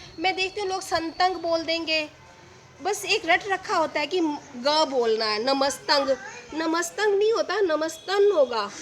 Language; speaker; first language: Hindi; non-native, local second language; Punjabi